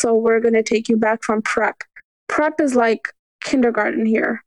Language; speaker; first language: English; early bilingual, other home language; Urdu